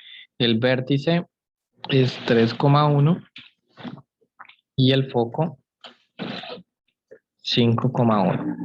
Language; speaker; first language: Spanish; native; Spanish